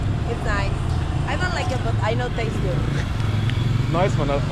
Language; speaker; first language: English; non-native, learner; Spanish